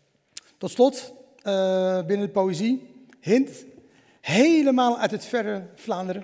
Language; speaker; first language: Dutch; native; Dutch